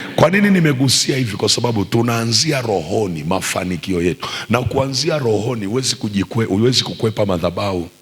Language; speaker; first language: Swahili; native; Swahili